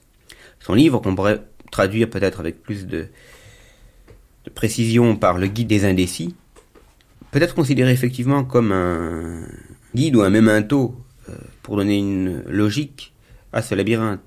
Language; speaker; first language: French; native; French